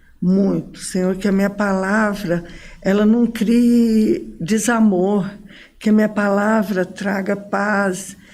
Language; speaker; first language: Portuguese; early bilingual, other home language; Arabic